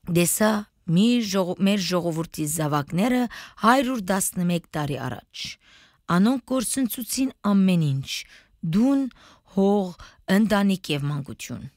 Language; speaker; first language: Armenian; native; Armenian